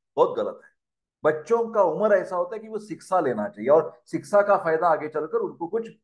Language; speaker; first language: Hindi; non-native, local second language; Marathi